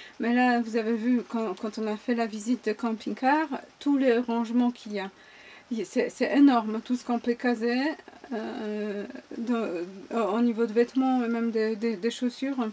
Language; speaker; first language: French; non-native, fluent; Polish